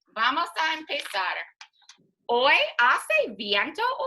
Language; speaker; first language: Spanish; non-native, fluent; English